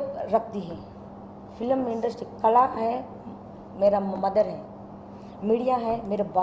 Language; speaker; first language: Hindi; non-native, local second language; Lambadi